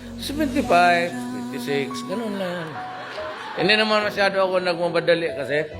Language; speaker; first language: Filipino; non-native, local second language; Cebuano